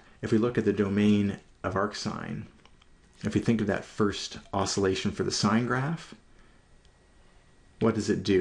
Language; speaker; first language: English; native; English